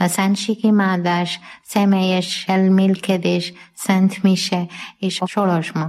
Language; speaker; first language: Hungarian; non-native, learner; Malayalam